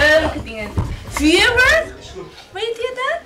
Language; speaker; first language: Dutch; non-native, learner; Chinese